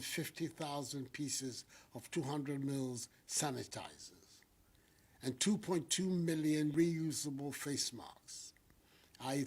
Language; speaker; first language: English; non-native, local second language; Akan